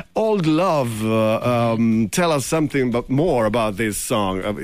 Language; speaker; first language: English; non-native, fluent; Italian